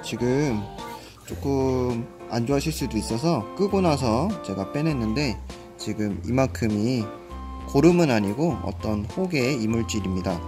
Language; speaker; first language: Korean; native; Korean